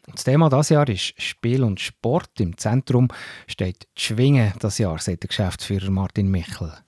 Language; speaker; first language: German; native; German